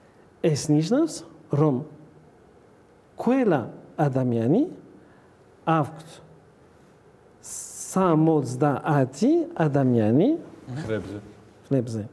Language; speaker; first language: Georgian; non-native, learner; French